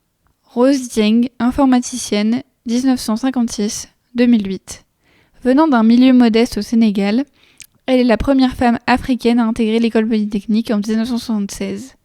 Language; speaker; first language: French; native; French